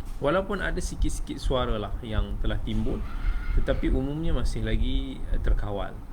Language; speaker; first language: Malay; native; Malay